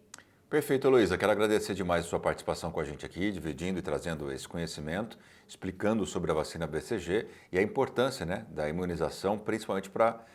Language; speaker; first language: Portuguese; native; Portuguese